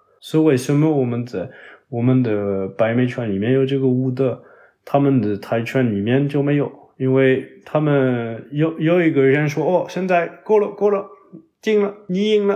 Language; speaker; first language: Chinese; non-native, fluent; French